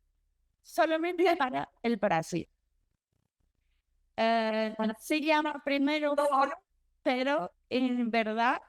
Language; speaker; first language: Spanish; non-native, learner; Portuguese